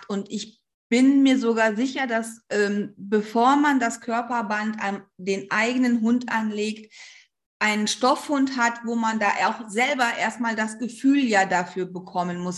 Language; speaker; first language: German; native; German